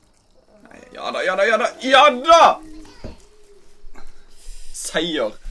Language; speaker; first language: Norwegian; native; Norwegian